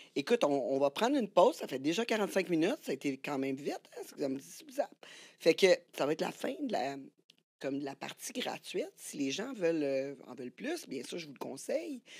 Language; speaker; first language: French; native; French